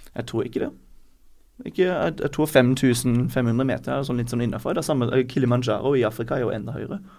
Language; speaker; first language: Norwegian; non-native, fluent; German